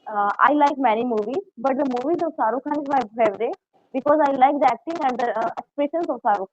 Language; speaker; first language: English; non-native, learner; Hindi